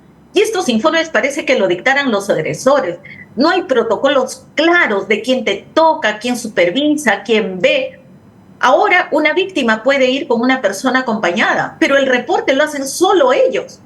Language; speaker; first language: Spanish; native; Spanish